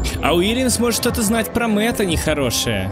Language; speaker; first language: Russian; native; Russian